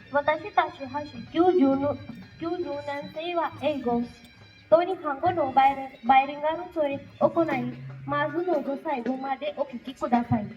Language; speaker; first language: Japanese; non-native, learner; Marathi